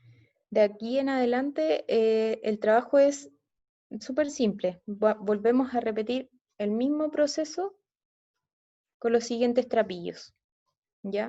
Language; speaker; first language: Spanish; native; Spanish